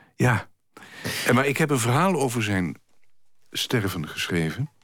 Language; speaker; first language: Dutch; native; Dutch